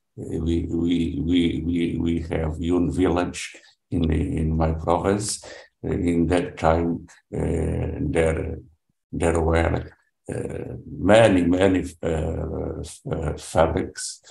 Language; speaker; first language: English; non-native, learner; Portuguese